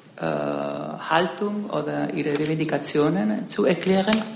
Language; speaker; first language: German; non-native, fluent; Spanish